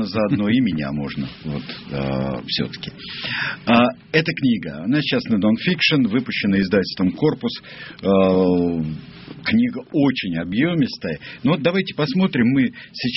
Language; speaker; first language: Russian; native; Russian